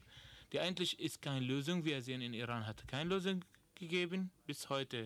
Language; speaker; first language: German; non-native, learner; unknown